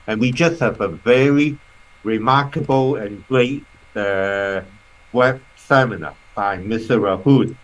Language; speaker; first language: English; non-native, local second language; Cantonese